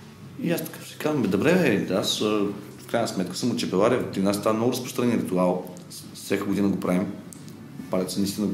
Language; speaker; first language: Bulgarian; native; Bulgarian